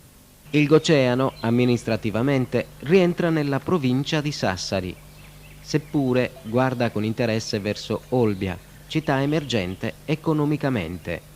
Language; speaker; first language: Italian; native; Italian